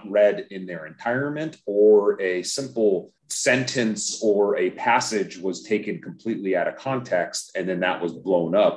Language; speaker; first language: English; native; English